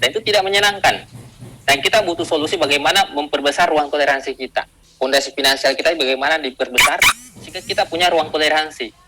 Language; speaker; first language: Indonesian; non-native, local second language; Buginese